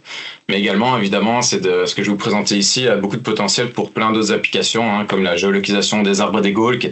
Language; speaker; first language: French; native; French